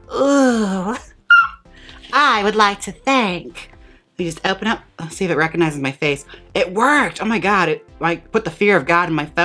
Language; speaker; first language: English; native; English